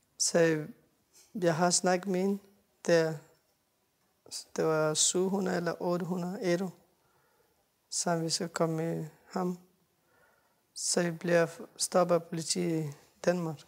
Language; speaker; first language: Danish; non-native, learner; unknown